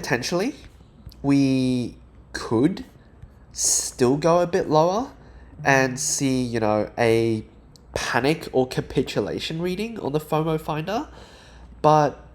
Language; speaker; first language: English; native; English